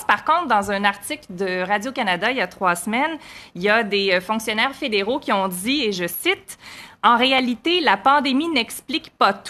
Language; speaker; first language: French; native; French